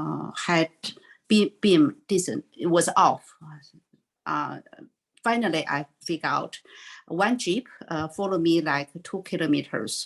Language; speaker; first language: English; non-native, learner; Chinese